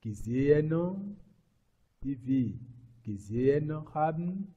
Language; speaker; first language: German; non-native, fluent; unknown